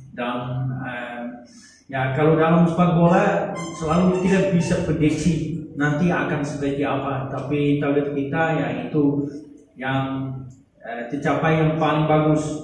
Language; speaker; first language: Indonesian; non-native, fluent; Dutch